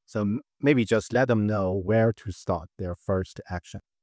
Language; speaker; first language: English; non-native, fluent; Chinese